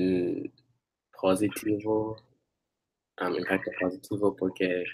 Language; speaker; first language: Spanish; non-native, learner; English